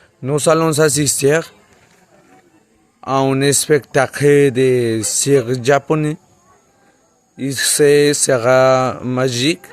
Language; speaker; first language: French; non-native, learner; Spanish